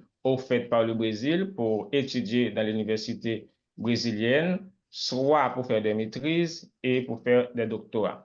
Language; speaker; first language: French; non-native, local second language; Haitian Creole